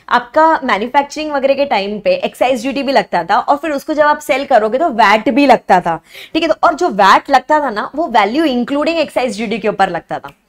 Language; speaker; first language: Hindi; native; Hindi